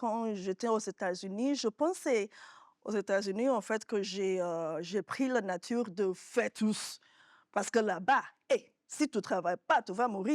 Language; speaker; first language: French; non-native, fluent; Yoruba